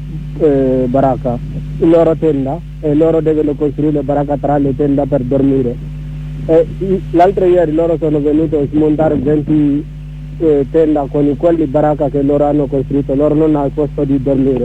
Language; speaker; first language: Italian; non-native, learner; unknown